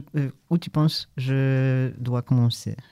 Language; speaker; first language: French; non-native, learner; Polish